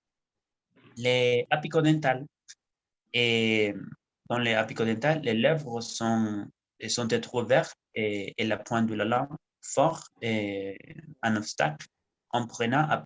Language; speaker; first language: French; non-native, learner; Spanish